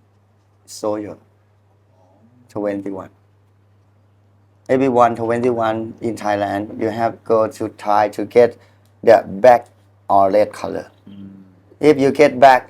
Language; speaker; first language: English; non-native, learner; Thai